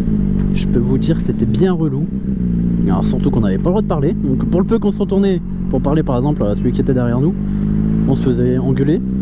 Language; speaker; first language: French; native; French